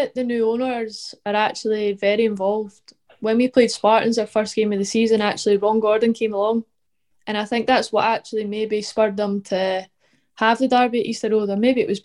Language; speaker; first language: English; native; English